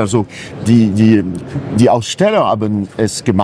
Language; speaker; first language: German; non-native, fluent; French